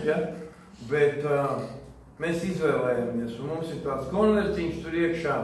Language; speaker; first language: Latvian; non-native, local second language; Russian